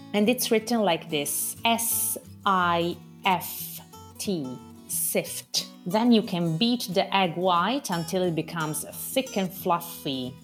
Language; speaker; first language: English; non-native, fluent; Italian